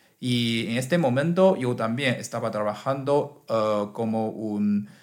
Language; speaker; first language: Spanish; non-native, learner; Chinese